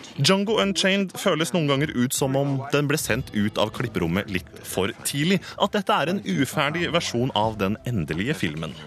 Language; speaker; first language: Norwegian; native; Norwegian